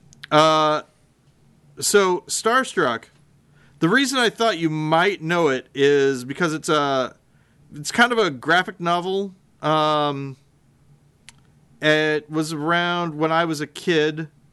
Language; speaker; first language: English; native; English